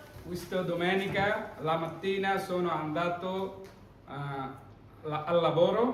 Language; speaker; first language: Italian; non-native, learner; Bangla